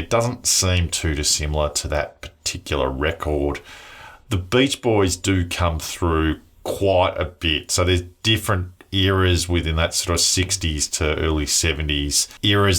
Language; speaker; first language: English; native; English